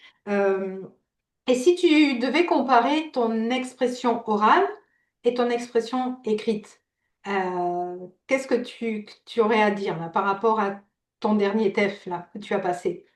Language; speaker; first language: French; native; French